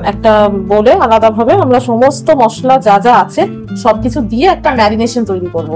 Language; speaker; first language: Bangla; non-native, local second language; Hindi